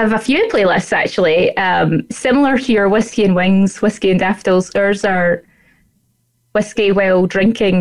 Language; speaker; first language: English; native; English